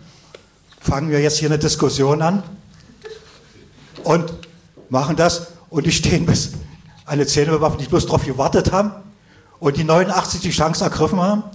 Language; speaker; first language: German; native; German